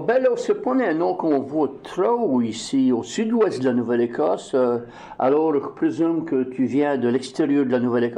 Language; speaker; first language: French; native; French